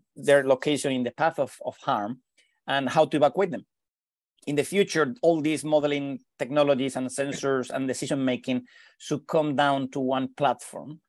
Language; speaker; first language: English; non-native, fluent; Spanish